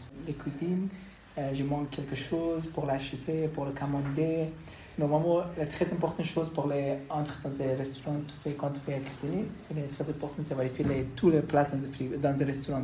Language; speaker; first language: French; non-native, learner; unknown